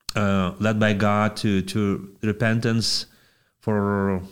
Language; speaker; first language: English; non-native, fluent; Lithuanian